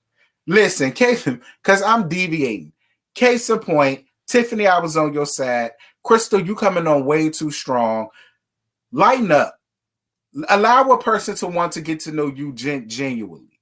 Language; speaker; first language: English; native; English